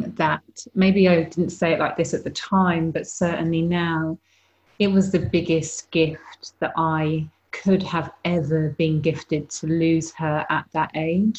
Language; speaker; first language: English; native; English